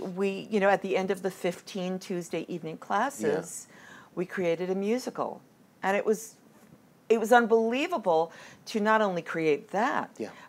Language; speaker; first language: English; native; English